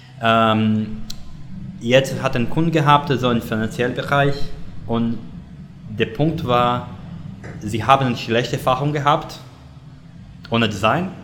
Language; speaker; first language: German; non-native, learner; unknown